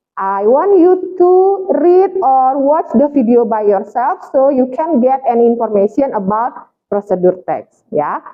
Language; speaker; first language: English; non-native, fluent; Indonesian